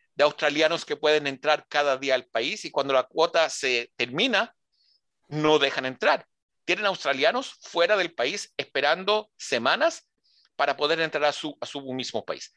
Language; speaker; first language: Spanish; early bilingual, heritage; Spanish